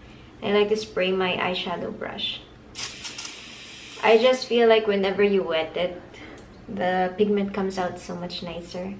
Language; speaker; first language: English; non-native, local second language; Filipino